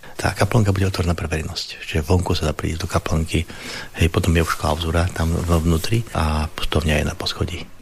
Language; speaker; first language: Slovak; native; Slovak